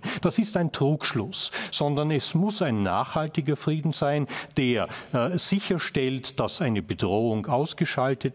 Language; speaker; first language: German; native; German